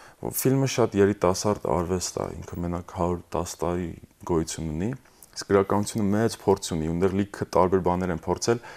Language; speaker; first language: Armenian; early bilingual, heritage; Armenian